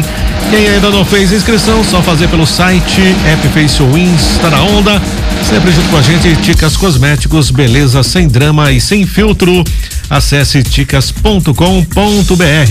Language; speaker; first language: Portuguese; native; Portuguese